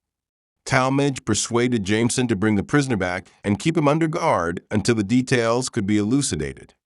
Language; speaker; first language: English; native; English